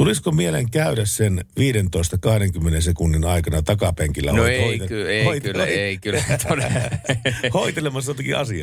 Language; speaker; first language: Finnish; native; Finnish